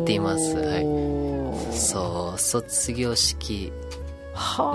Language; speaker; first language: Japanese; non-native, learner; English